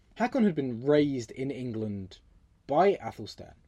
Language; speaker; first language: English; native; English